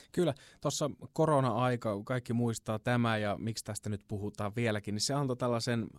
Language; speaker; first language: Finnish; native; Finnish